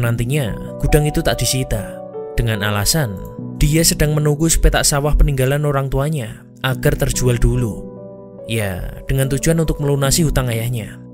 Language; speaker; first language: Indonesian; native; Indonesian